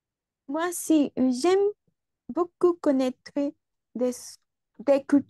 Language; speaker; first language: French; non-native, learner; Spanish